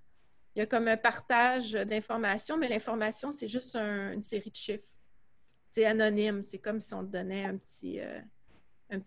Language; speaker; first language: French; native; French